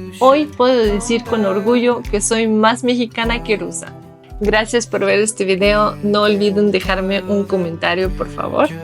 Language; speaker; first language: Spanish; non-native, fluent; Russian